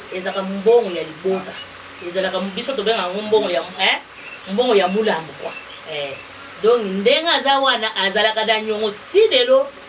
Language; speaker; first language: Lingala; non-native, local second language; Luba-Lulua